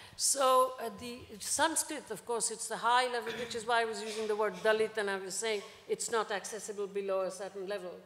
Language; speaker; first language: English; non-native, local second language; Bangla